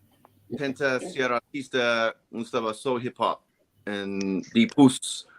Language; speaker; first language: Portuguese; non-native, learner; English